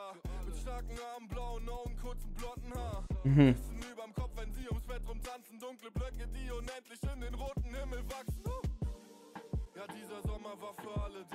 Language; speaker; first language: German; native; German